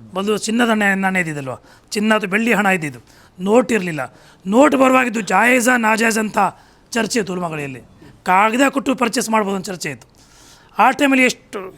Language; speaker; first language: Kannada; non-native, local second language; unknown